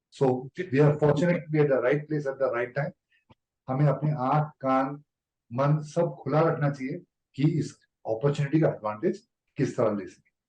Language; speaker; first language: Hindi; native; Hindi